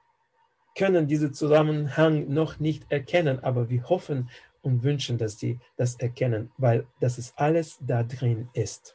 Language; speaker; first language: German; non-native, fluent; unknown